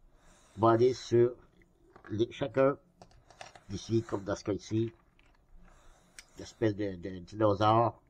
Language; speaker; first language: French; native; French